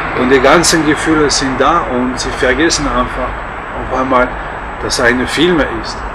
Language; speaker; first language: German; non-native, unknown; French